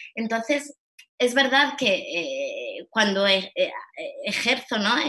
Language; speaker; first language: Spanish; early bilingual, heritage; Arabic